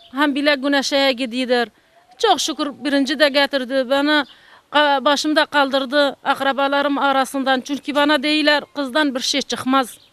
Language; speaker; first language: Turkish; non-native, learner; Arabic